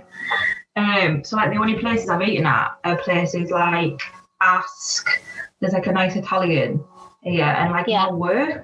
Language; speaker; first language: English; native; English